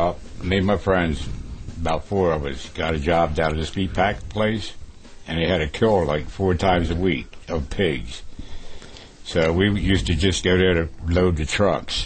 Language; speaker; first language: English; native; English